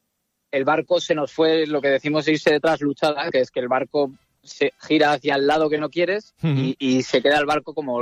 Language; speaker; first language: Spanish; native; Spanish